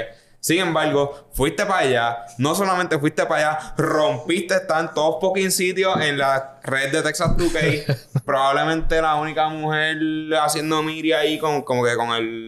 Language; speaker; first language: Spanish; native; Spanish